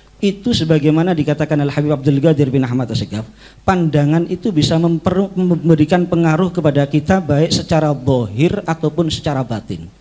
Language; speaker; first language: Indonesian; native; Indonesian